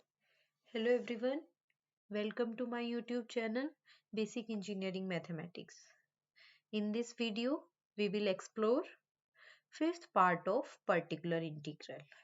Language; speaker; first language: English; non-native, local second language; Hindi